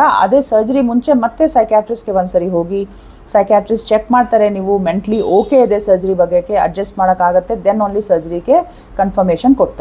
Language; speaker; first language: Kannada; non-native, fluent; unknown